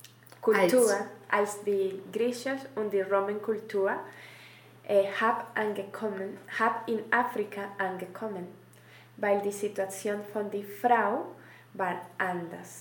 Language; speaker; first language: German; non-native, learner; Spanish